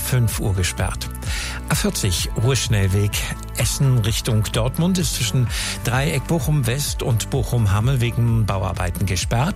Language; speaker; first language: German; native; German